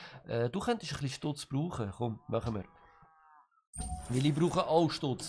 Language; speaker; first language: German; native; German